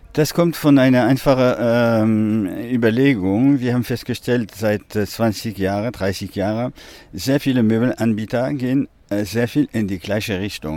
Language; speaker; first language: German; non-native, fluent; French